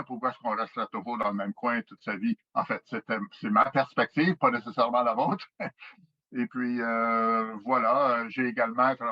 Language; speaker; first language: French; native; French